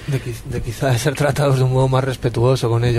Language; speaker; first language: Spanish; native; Spanish